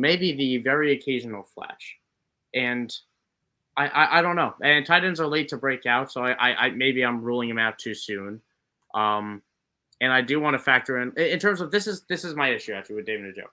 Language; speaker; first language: English; native; English